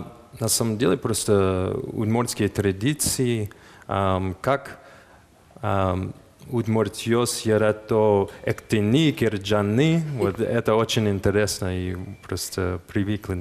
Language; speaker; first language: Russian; non-native, fluent; English